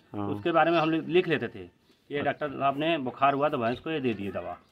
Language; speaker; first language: Hindi; native; Hindi